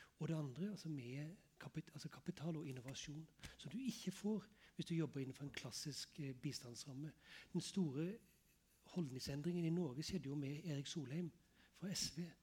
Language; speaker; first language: Norwegian; native; Norwegian